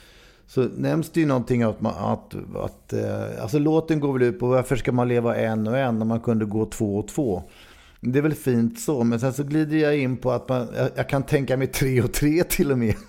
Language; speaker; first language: Swedish; native; Swedish